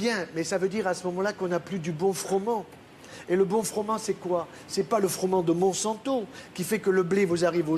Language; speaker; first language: French; native; French